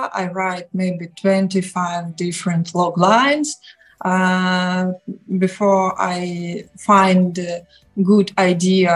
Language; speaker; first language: English; non-native, learner; Russian